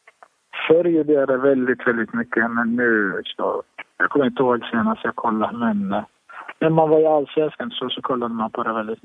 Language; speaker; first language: Swedish; early bilingual, other home language; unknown